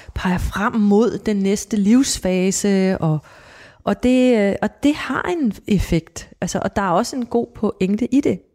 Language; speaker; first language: Danish; native; Danish